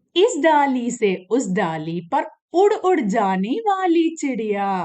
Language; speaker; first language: Hindi; non-native, local second language; Malayalam